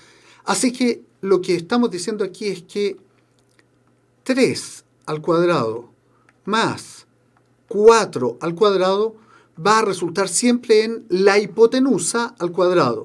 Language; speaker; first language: Spanish; native; Spanish